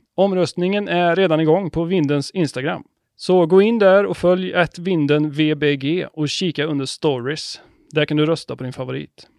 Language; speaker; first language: Swedish; native; Swedish